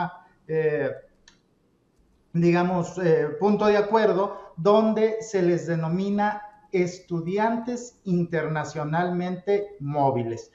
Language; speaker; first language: Spanish; native; Spanish